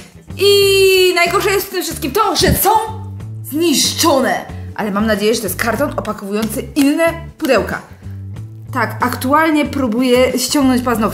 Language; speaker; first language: Polish; native; Polish